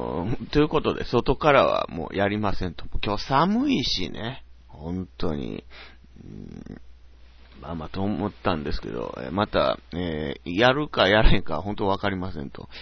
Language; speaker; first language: Japanese; native; Japanese